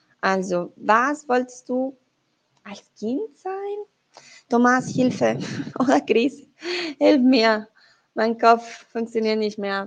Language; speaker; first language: German; non-native, learner; Spanish